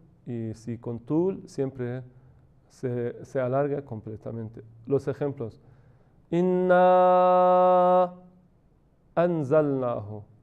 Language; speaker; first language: Spanish; non-native, fluent; Persian